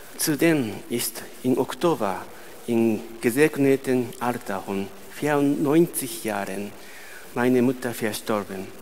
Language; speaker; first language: German; non-native, fluent; Japanese